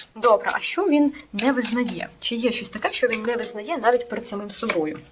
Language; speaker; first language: Ukrainian; non-native, local second language; Russian